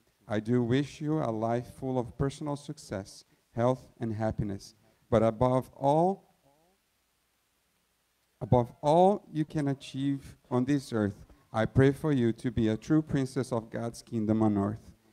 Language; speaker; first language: English; non-native, fluent; Portuguese